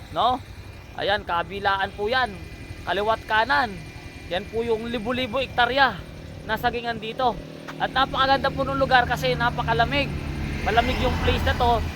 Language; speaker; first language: Filipino; native; Filipino